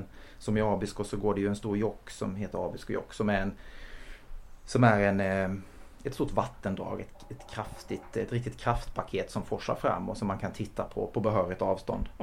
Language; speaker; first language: Swedish; native; Swedish